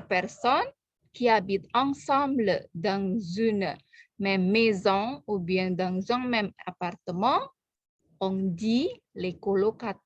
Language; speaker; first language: French; non-native, fluent; Indonesian